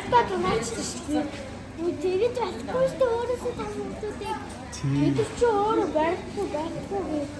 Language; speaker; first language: Mongolian; early bilingual, heritage; Mongolian